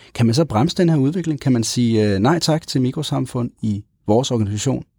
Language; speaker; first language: Danish; native; Danish